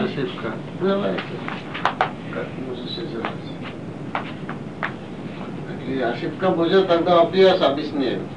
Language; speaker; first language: Russian; non-native, learner; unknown